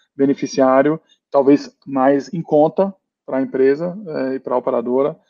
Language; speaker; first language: Portuguese; non-native, fluent; German